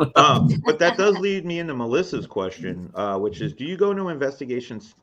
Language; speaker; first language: English; native; English